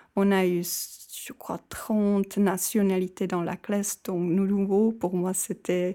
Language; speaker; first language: French; non-native, fluent; Czech